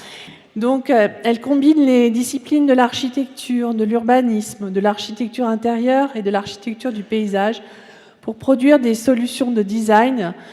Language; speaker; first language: French; native; French